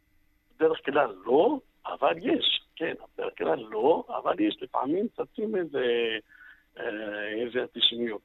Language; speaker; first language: Hebrew; non-native, fluent; Arabic